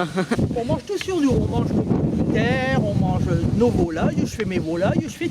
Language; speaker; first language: French; native; French